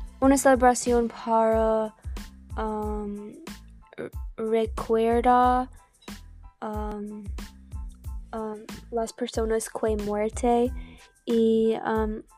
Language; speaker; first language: Spanish; non-native, learner; English